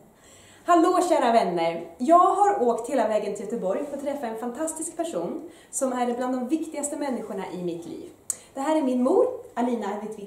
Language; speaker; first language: Swedish; early bilingual, other home language; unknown